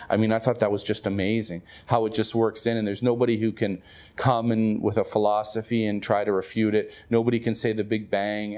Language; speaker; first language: English; native; English